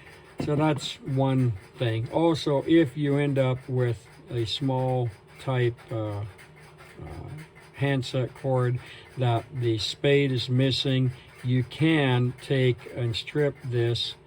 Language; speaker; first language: English; native; English